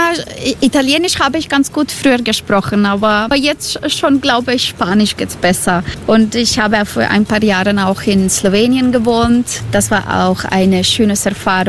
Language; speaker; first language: German; non-native, learner; Croatian